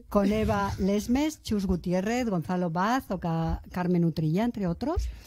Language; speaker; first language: Spanish; native; Spanish